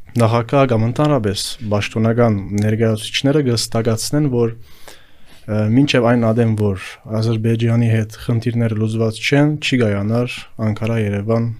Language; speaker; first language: Armenian; native; Armenian